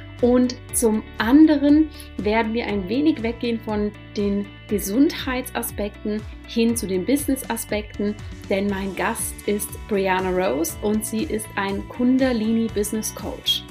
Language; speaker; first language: German; native; German